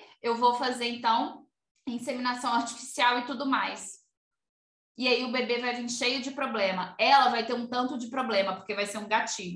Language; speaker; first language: Portuguese; native; Portuguese